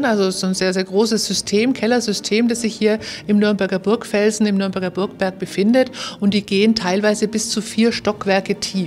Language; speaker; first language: German; native; German